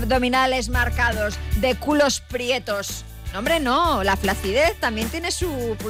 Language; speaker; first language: Spanish; native; Spanish